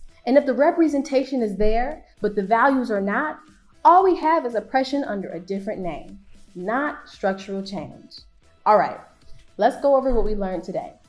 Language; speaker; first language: English; native; English